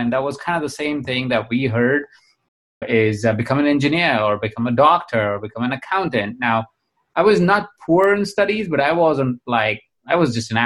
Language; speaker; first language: English; non-native, local second language; Hindi